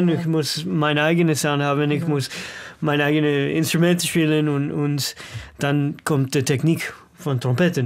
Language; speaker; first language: German; non-native, learner; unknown